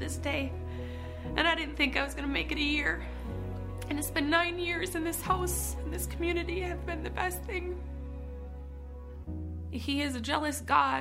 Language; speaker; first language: English; native; English